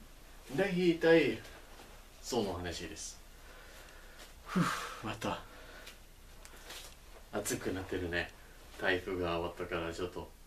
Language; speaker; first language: Japanese; non-native, learner; English